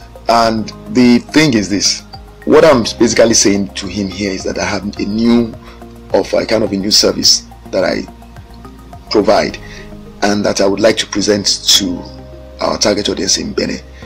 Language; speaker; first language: English; non-native, local second language; Yoruba